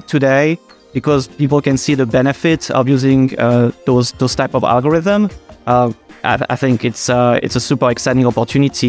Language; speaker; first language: English; non-native, fluent; French